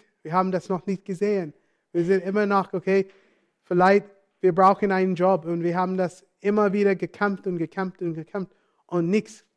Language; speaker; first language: German; non-native, fluent; English